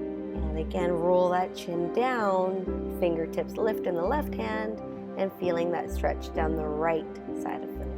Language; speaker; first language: English; native; English